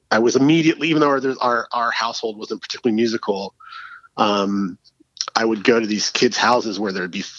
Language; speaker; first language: English; native; English